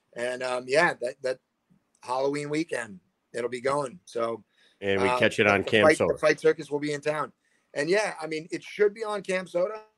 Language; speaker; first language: English; native; English